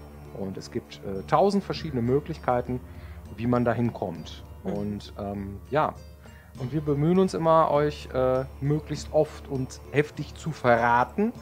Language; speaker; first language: German; native; German